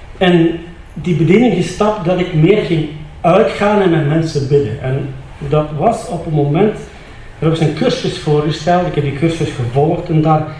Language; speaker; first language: Dutch; native; Dutch